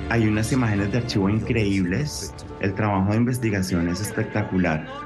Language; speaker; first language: Spanish; native; Spanish